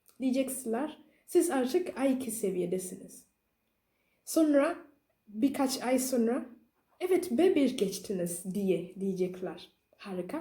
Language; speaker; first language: Turkish; non-native, learner; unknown